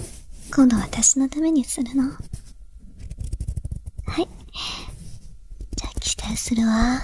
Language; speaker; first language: Japanese; non-native, learner; Chinese